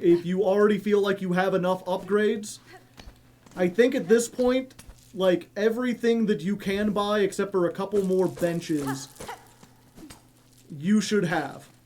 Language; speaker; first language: English; native; English